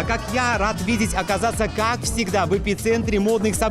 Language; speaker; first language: Russian; native; Russian